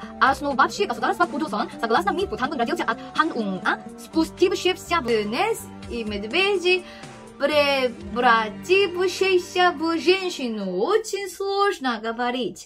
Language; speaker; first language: Russian; non-native, fluent; Korean